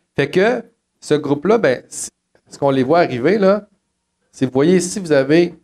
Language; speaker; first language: French; native; French